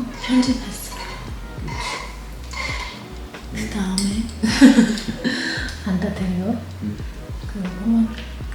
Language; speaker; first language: Korean; non-native, learner; German